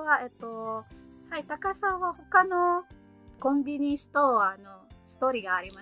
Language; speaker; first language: Japanese; non-native, learner; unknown